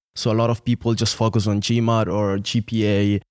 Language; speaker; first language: English; non-native, fluent; Italian